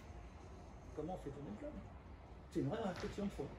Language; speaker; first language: French; native; French